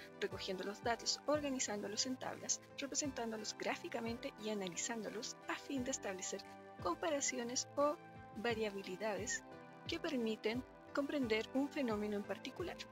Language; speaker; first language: Spanish; native; Spanish